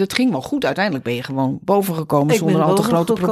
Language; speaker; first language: Dutch; native; Dutch